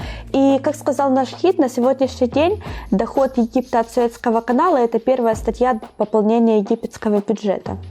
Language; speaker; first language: Russian; native; Russian